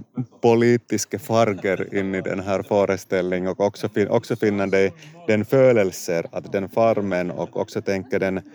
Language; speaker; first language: Swedish; non-native, local second language; Finnish